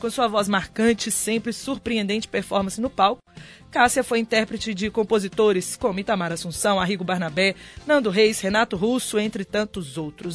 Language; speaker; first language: Portuguese; native; Portuguese